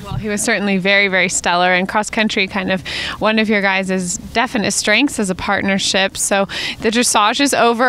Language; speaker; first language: English; native; English